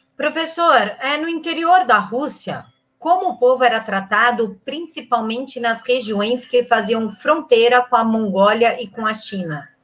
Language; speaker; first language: Portuguese; native; Portuguese